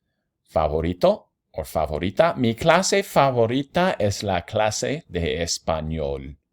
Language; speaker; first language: Spanish; non-native, fluent; English